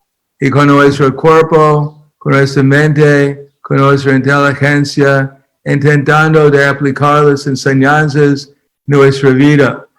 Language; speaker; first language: Spanish; non-native, fluent; English